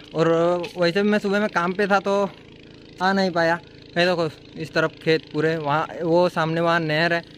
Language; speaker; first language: Hindi; non-native, local second language; Gujarati